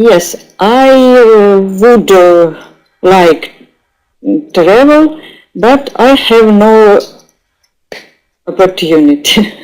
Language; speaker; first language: English; non-native, learner; Russian